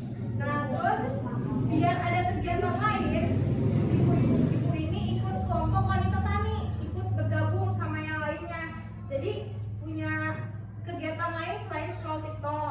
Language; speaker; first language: Indonesian; native; Indonesian